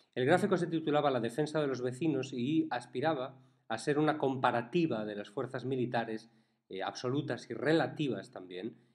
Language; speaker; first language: Spanish; native; Spanish